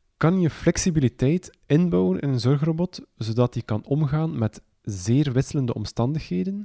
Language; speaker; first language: Dutch; native; Dutch